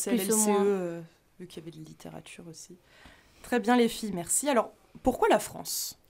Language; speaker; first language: French; native; French